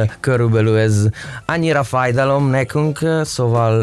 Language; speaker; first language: Hungarian; non-native, learner; Italian